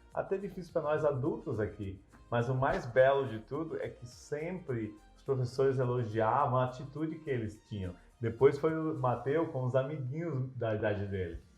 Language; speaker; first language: Portuguese; native; Portuguese